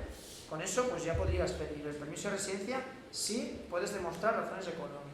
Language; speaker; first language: Spanish; native; Spanish